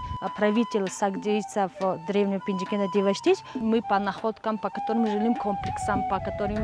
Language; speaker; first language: Russian; non-native, local second language; Tajik